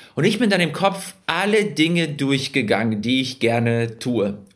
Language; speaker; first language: German; early bilingual, other home language; Russian